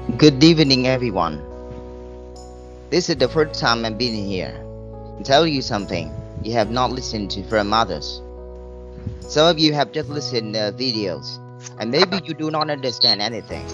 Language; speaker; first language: English; non-native, fluent; Vietnamese